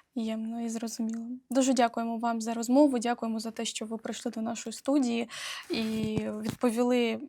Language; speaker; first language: Ukrainian; native; Ukrainian